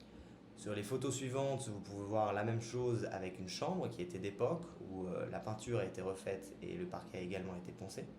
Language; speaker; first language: French; native; French